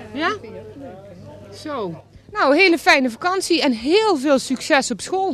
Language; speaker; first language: Dutch; native; Dutch